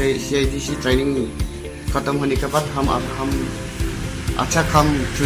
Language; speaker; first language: Hindi; non-native, local second language; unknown